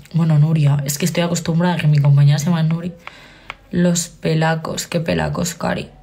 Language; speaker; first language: Spanish; native; Spanish